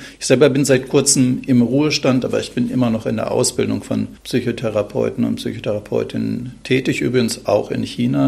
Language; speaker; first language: German; native; German